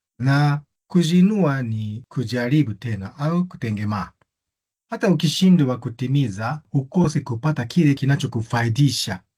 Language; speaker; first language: Swahili; non-native, fluent; Japanese